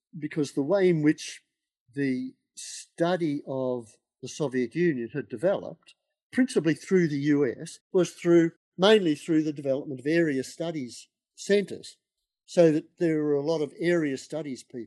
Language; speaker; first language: English; native; English